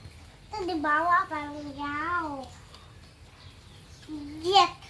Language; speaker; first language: Indonesian; native; Indonesian